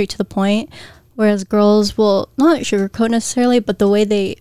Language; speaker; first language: English; early bilingual, other home language; Filipino